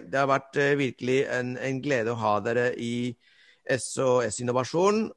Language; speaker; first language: Norwegian; non-native, fluent; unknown